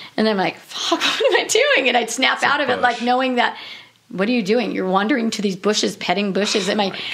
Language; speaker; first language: English; native; English